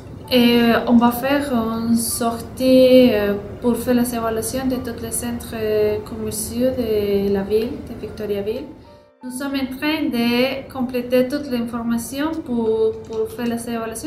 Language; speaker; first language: French; non-native, learner; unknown